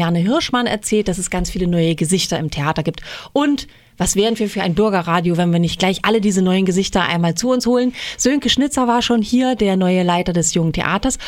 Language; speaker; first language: German; native; German